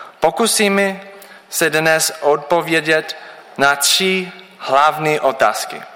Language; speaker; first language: Czech; non-native, learner; English